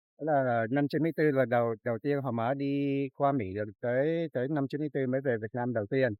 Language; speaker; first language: Vietnamese; early bilingual, heritage; Vietnamese